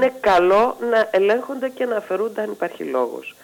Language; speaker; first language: Greek; native; Greek